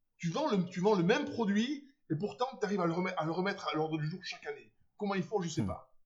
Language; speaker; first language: French; native; French